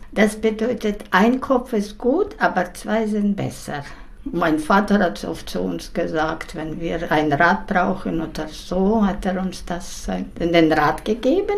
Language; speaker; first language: German; non-native, fluent; Russian